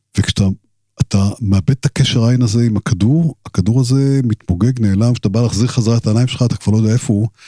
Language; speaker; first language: Hebrew; native; Hebrew